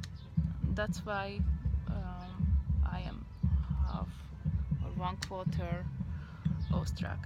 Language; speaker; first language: English; non-native, learner; Hungarian